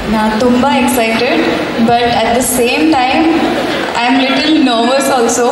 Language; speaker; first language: Kannada; non-native, local second language; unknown